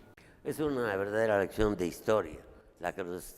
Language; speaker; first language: Spanish; native; Spanish